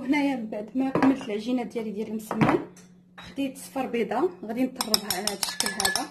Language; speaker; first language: Arabic; native; Arabic